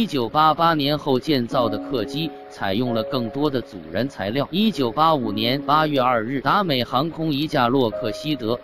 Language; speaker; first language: Chinese; native; Chinese